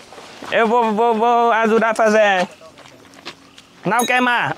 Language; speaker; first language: Portuguese; non-native, learner; Vietnamese